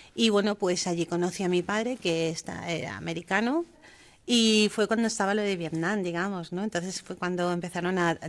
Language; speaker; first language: Spanish; early bilingual, heritage; German